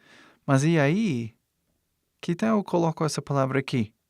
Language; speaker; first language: Portuguese; non-native, fluent; English